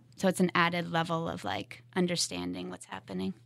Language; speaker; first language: English; native; English